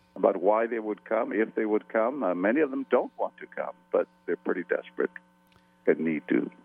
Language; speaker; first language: English; early bilingual, other home language; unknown